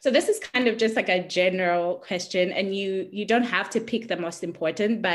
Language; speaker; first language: English; non-native, local second language; Ganda